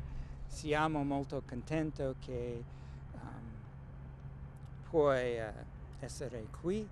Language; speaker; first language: Italian; non-native, learner; English